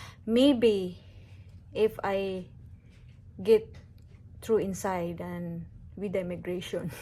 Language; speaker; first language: English; non-native, local second language; Cebuano